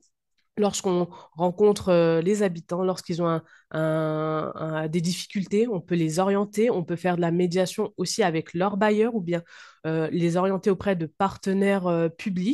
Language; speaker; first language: French; native; French